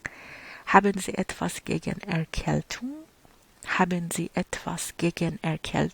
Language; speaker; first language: German; non-native, fluent; Persian